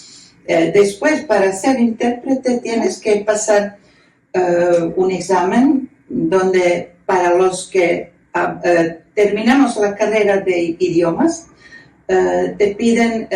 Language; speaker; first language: Spanish; non-native, fluent; Croatian